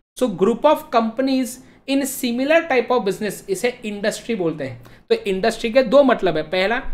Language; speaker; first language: Hindi; native; Hindi